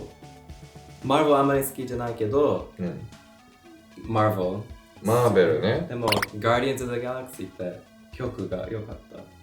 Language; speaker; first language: Japanese; non-native, learner; English